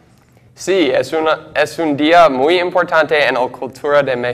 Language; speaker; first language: Spanish; non-native, learner; English